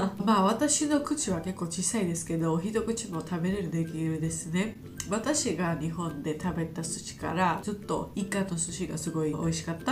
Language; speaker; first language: Japanese; non-native, learner; Georgian